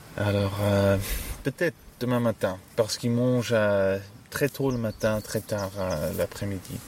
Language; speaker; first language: French; non-native, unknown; English